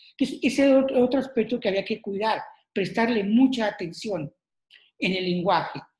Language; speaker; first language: Spanish; native; Spanish